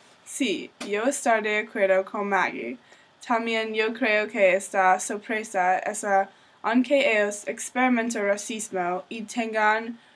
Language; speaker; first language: Spanish; non-native, learner; English